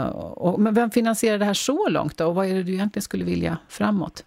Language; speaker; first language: Swedish; native; Swedish